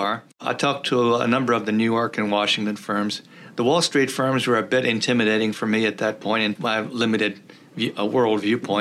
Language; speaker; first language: English; early bilingual, other home language; Czech